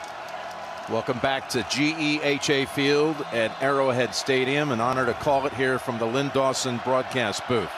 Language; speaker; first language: English; native; English